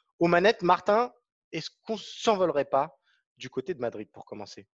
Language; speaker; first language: French; native; French